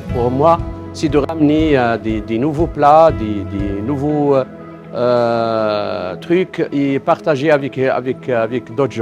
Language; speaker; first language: French; non-native, fluent; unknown